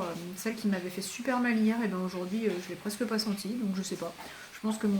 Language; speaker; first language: French; native; French